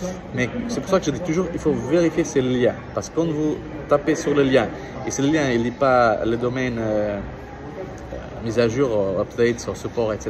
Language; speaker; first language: French; non-native, learner; Portuguese